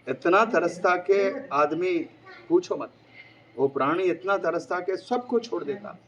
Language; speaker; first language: Hindi; non-native, local second language; Telugu